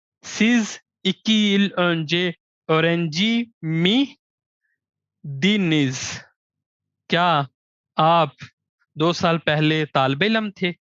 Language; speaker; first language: Turkish; non-native, fluent; Urdu